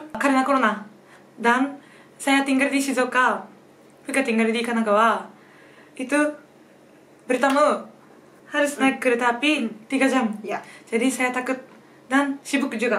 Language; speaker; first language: Indonesian; non-native, learner; Japanese